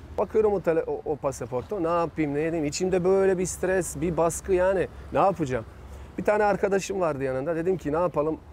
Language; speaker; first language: Turkish; non-native, fluent; Bosnian